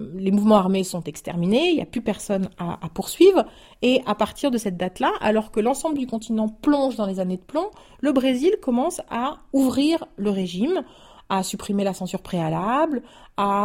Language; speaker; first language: French; native; French